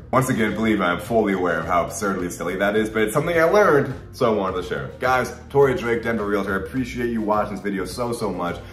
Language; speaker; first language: English; native; English